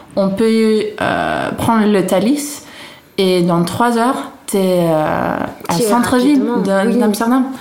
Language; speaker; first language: French; non-native, fluent; Dutch